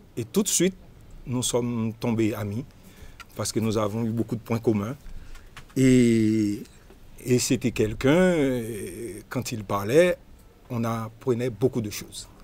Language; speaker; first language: French; non-native, local second language; Haitian Creole